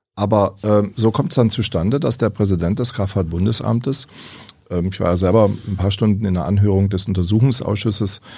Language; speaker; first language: German; native; German